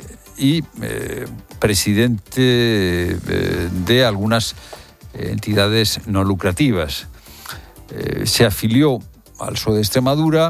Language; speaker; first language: Spanish; native; Spanish